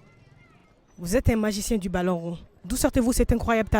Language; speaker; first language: French; non-native, local second language; Bambara